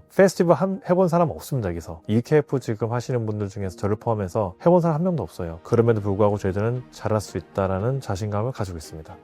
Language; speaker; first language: Korean; native; Korean